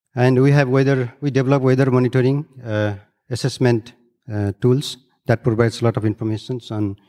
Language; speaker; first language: English; non-native, local second language; Nepali